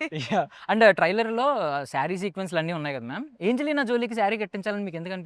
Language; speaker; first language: Telugu; native; Telugu